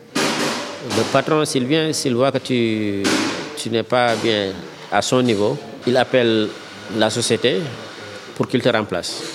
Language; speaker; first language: French; non-native, local second language; Wolof